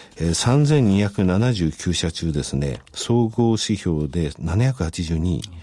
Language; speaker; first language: Japanese; native; Japanese